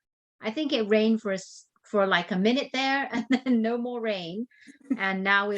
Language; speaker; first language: English; native; English